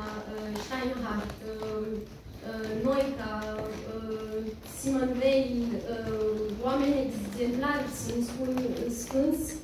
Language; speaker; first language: Romanian; early bilingual, heritage; French